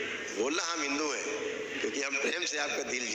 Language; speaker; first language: Hindi; native; Hindi